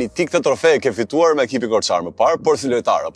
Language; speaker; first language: Albanian; native; Albanian